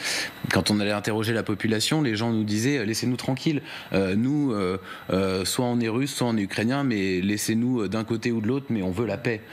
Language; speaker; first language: French; native; French